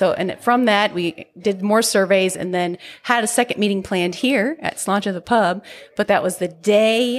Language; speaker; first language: English; native; English